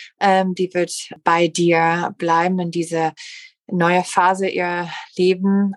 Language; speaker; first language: German; non-native, fluent; English